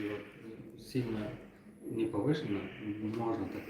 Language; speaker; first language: Russian; native; Russian